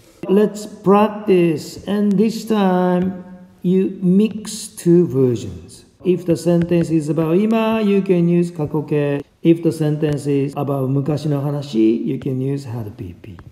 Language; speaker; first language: English; non-native, fluent; Japanese